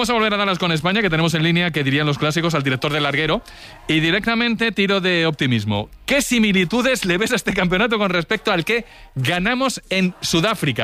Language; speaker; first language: Spanish; native; Spanish